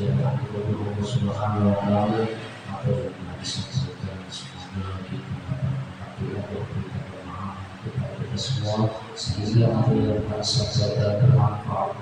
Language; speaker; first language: Indonesian; native; Indonesian